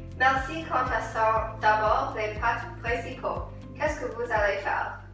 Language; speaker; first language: French; non-native, learner; English